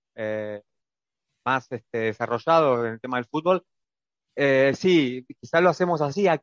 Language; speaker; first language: Spanish; native; Spanish